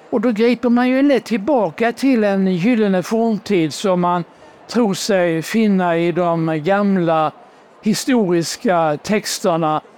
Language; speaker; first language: Swedish; native; Swedish